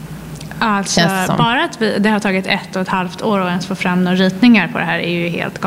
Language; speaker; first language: Swedish; native; Swedish